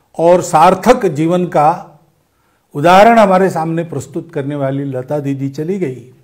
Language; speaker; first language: Hindi; non-native, local second language; Marathi